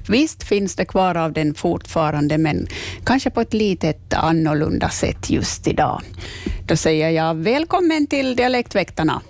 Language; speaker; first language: Swedish; native; Swedish